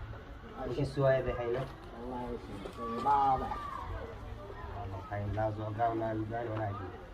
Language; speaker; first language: Arabic; native; Arabic